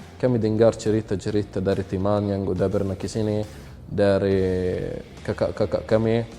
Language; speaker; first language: Indonesian; non-native, fluent; Arabic